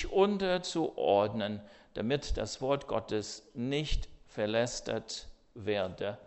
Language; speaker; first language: German; non-native, fluent; English